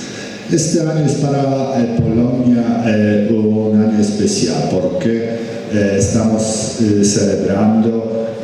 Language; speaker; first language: Spanish; non-native, fluent; Polish